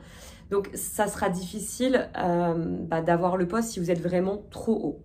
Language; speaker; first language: French; native; French